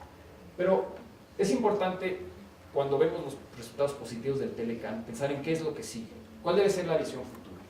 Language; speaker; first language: Spanish; native; Spanish